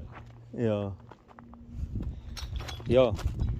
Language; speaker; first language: Finnish; non-native, learner; Bangla